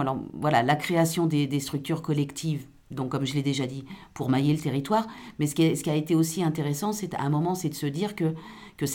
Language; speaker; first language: French; native; French